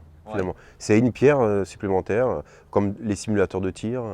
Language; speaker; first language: French; native; French